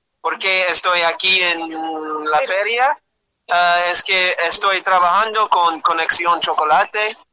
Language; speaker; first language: Spanish; non-native, learner; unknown